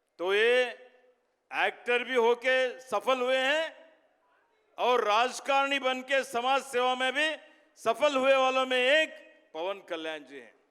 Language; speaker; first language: Hindi; non-native, local second language; Kannada